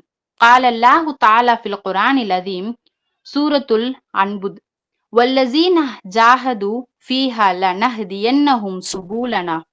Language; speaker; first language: Arabic; non-native, learner; Tamil